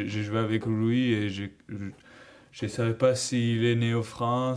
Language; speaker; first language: French; non-native, learner; Georgian